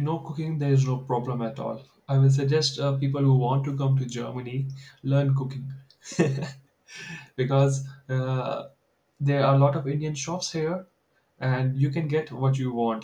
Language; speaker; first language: English; non-native, local second language; Hindi